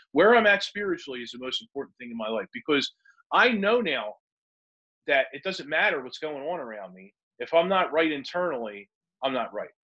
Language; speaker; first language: English; native; English